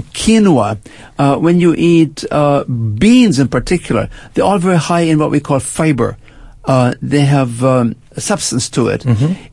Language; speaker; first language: English; non-native, fluent; German